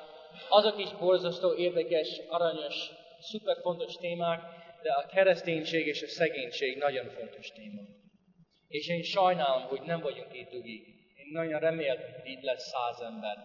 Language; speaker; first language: Hungarian; non-native, fluent; English